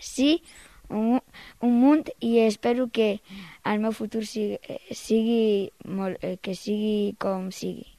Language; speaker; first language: Catalan; early bilingual, other home language; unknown